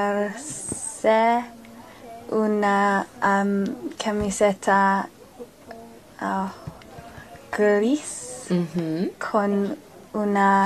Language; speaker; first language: Spanish; non-native, learner; English